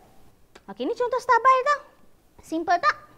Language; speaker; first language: Malay; native; Malay